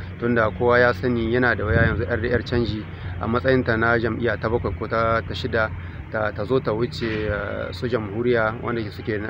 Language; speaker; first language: Hausa; native; Hausa